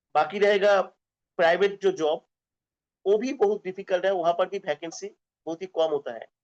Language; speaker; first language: Hindi; non-native, local second language; Bangla